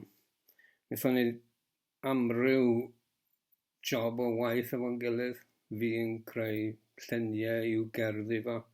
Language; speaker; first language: Welsh; native; Welsh